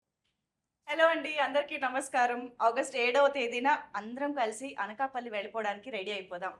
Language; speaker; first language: Telugu; native; Telugu